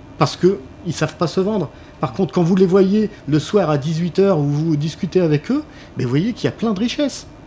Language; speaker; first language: French; native; French